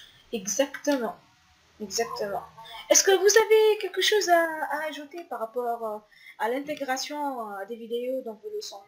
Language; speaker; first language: French; non-native, local second language; Arabic